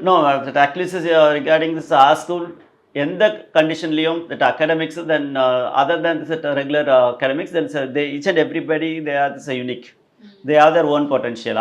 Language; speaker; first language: Tamil; native; Tamil